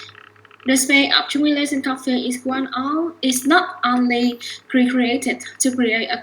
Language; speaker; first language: English; non-native, learner; Vietnamese